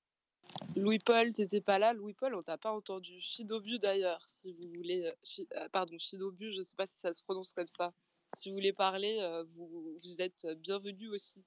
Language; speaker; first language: French; native; French